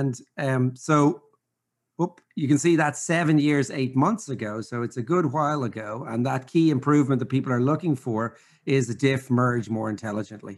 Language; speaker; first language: English; native; English